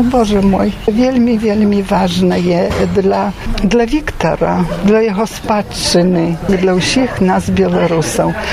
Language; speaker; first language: Belarusian; early bilingual, heritage; Belarusian